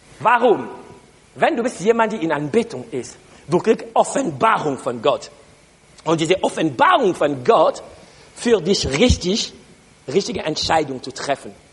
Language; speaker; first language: German; non-native, learner; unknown